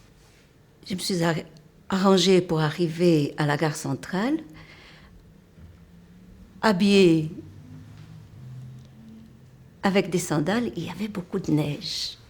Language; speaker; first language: French; non-native, fluent; Portuguese